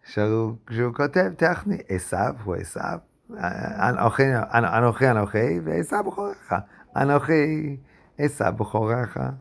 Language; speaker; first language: Hebrew; non-native, fluent; English